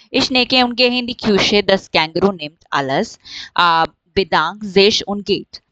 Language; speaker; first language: German; non-native, fluent; Hindi